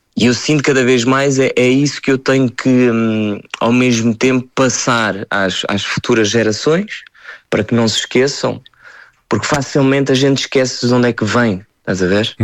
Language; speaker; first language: Portuguese; early bilingual, heritage; French